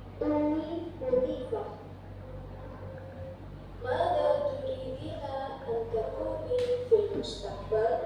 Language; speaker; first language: Arabic; non-native, learner; Indonesian